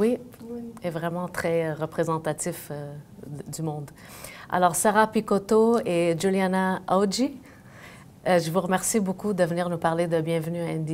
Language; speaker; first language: French; native; French